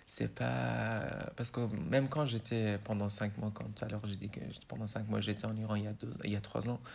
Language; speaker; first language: French; non-native, fluent; Persian